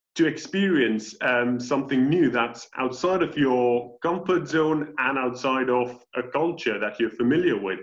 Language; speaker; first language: English; native; English